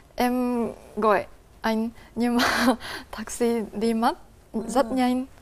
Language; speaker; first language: Vietnamese; non-native, learner; Japanese